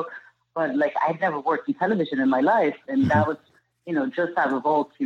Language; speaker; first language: English; non-native, fluent; Spanish